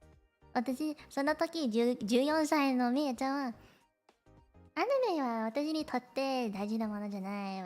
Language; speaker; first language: Japanese; non-native, learner; Cantonese